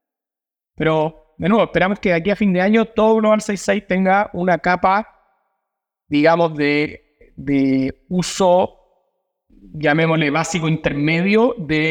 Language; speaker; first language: Spanish; native; Spanish